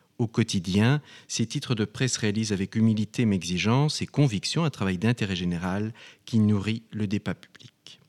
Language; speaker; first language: French; native; French